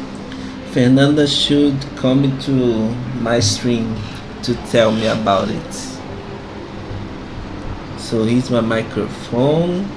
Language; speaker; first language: English; non-native, fluent; Portuguese